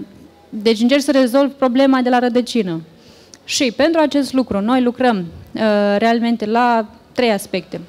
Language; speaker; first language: Romanian; native; Romanian